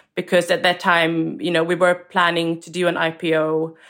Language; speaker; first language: English; non-native, fluent; Swedish